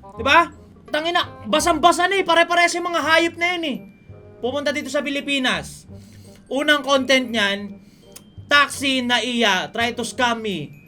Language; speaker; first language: Filipino; native; Filipino